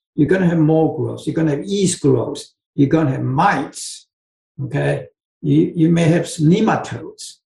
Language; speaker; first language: English; non-native, fluent; Chinese